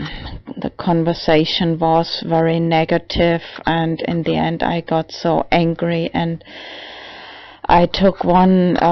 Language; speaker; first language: English; non-native, learner; German